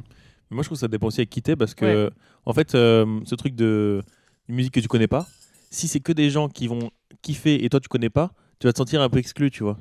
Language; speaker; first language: French; native; French